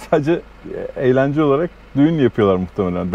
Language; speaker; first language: Turkish; native; Turkish